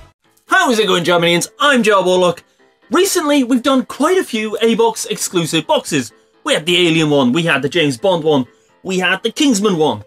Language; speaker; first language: English; native; English